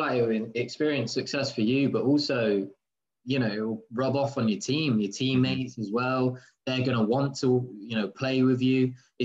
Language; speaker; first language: English; native; English